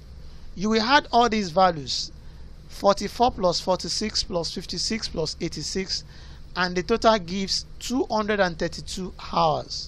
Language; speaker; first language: English; non-native, local second language; Yoruba